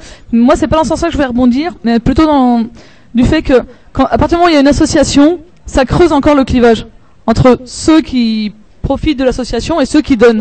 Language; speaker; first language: French; native; French